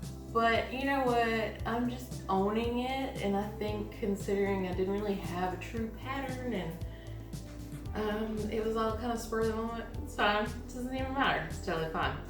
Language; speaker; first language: English; native; English